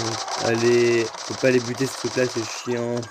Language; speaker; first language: French; native; French